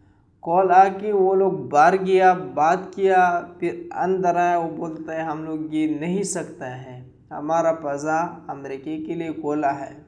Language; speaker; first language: Hindi; non-native, local second language; Pashto